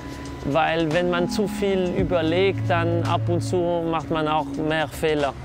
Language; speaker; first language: German; non-native, local second language; French